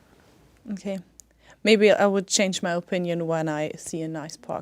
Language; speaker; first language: English; non-native, fluent; German